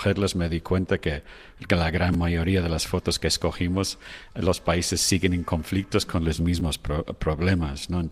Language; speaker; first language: Spanish; non-native, fluent; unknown